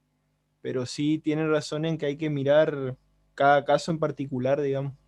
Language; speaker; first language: Spanish; native; Spanish